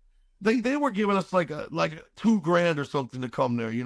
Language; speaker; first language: English; native; English